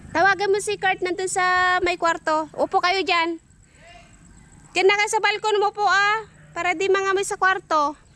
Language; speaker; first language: Filipino; non-native, local second language; Iloko